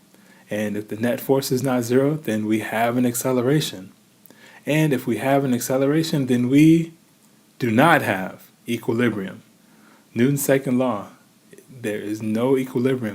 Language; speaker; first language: English; native; English